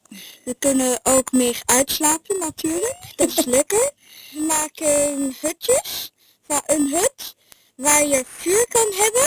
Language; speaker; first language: Dutch; early bilingual, heritage; Dutch